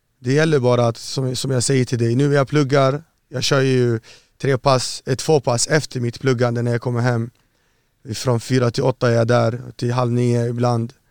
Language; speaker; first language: Swedish; early bilingual, other home language; Arabic